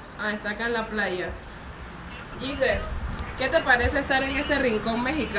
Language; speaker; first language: Spanish; native; Spanish